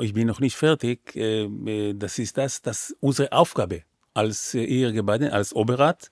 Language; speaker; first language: German; non-native, fluent; Hebrew